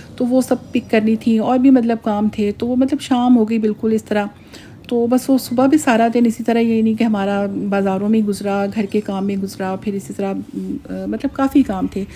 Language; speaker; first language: Urdu; native; Urdu